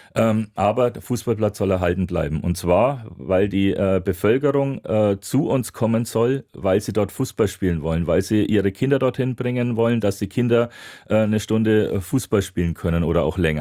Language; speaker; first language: German; native; German